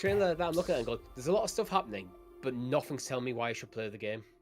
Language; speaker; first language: English; native; English